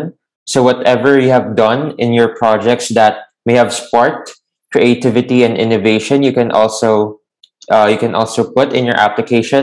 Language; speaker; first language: English; non-native, local second language; Filipino